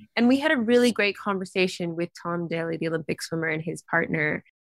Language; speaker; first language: English; native; English